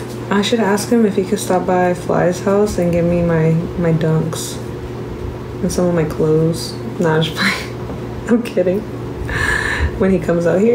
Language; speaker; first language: English; early bilingual, other home language; Spanish